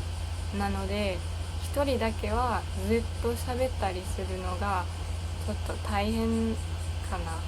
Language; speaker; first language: Japanese; non-native, learner; German